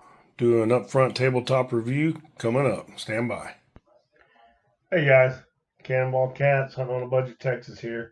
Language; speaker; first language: English; native; English